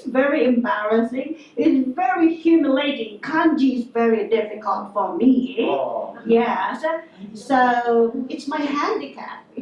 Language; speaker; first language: English; non-native, local second language; Filipino